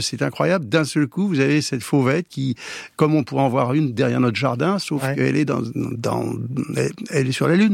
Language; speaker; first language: French; native; French